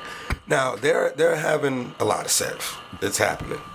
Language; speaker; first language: English; native; English